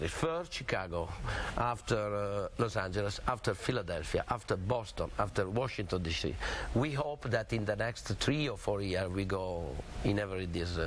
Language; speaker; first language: English; non-native, learner; Italian